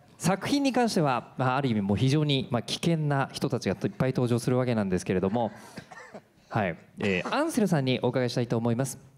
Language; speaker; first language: Japanese; native; Japanese